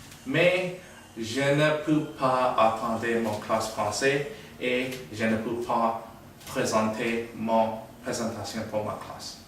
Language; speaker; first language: French; non-native, learner; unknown